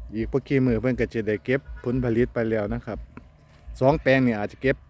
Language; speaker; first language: Thai; non-native, local second language; Northeastern Thai